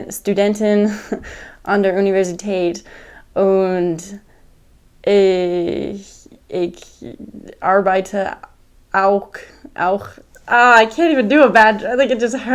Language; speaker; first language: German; non-native, fluent; English